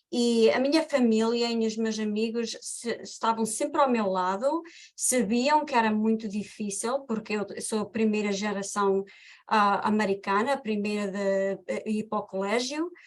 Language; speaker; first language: Portuguese; early bilingual, heritage; Portuguese